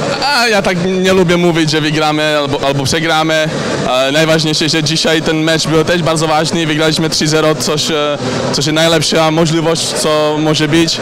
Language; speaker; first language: Polish; non-native, learner; Czech